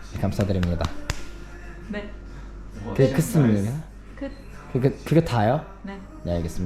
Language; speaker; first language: Korean; non-native, learner; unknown